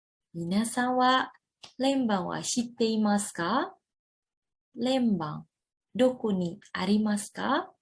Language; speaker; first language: Japanese; non-native, fluent; Indonesian